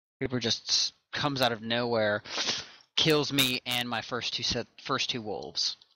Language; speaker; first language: English; native; English